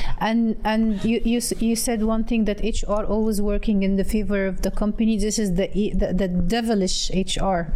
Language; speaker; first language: English; non-native, fluent; Arabic